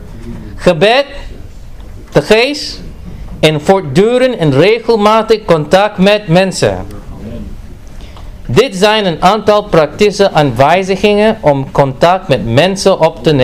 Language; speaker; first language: Dutch; non-native, fluent; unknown